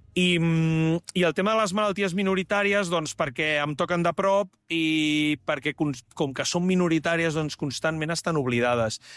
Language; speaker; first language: Catalan; native; Catalan